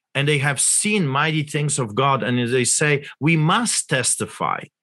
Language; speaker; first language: English; non-native, fluent; Polish